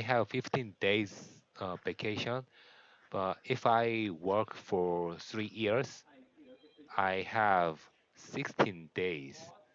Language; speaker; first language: English; non-native, learner; Korean